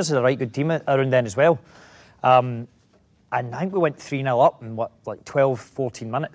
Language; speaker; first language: English; native; English